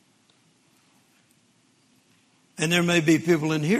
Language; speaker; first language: English; native; English